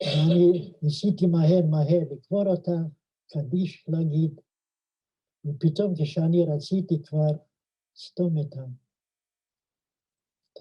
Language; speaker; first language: Hebrew; non-native, fluent; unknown